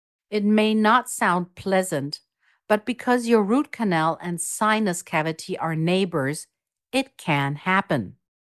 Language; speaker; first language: English; non-native, fluent; German